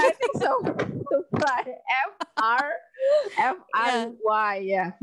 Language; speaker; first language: English; non-native, learner; Indonesian